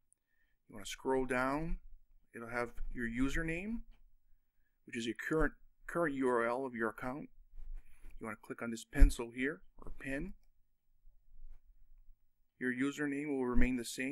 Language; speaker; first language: English; native; English